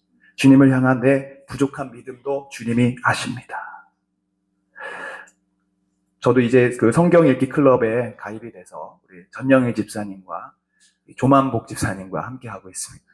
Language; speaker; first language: Korean; native; Korean